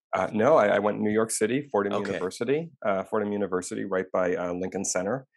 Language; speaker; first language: English; native; English